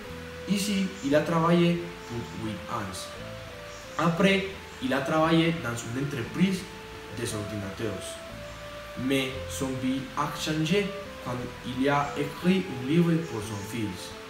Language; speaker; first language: French; non-native, learner; Spanish